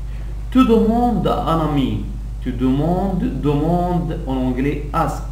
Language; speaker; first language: French; non-native, local second language; Arabic